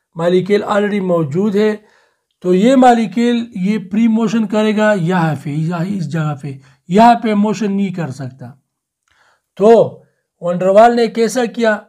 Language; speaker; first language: Urdu; non-native, local second language; Pashto